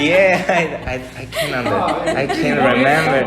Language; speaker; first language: English; non-native, learner; Spanish